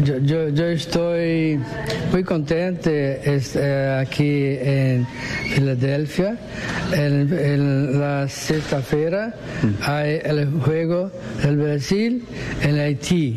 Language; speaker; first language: Spanish; non-native, learner; Portuguese